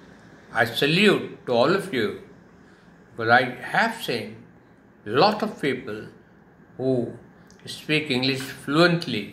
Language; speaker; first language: Hindi; native; Hindi